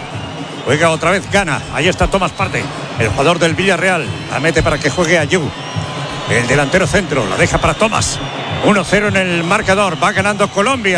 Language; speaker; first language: Spanish; native; Spanish